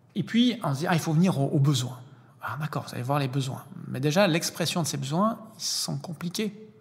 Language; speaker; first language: French; native; French